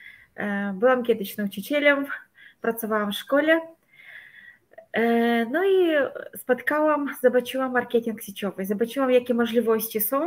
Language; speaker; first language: Polish; non-native, fluent; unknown